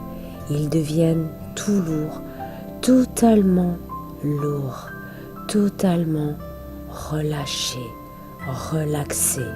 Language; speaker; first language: French; native; French